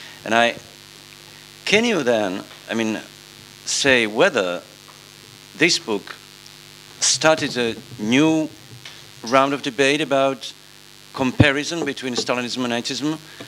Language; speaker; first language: English; non-native, fluent; Slovak